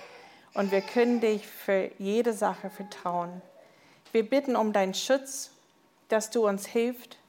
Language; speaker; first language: German; non-native, fluent; English